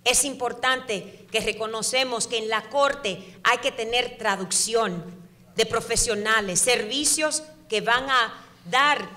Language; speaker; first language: Spanish; early bilingual, heritage; Spanish